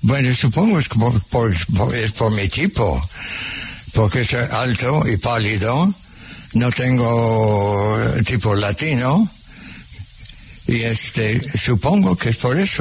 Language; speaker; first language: Spanish; non-native, fluent; English